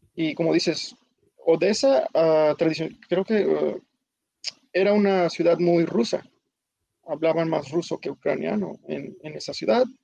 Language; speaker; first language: Spanish; early bilingual, heritage; Spanish